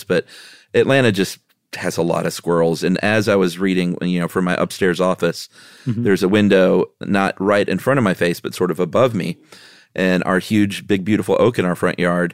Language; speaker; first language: English; native; English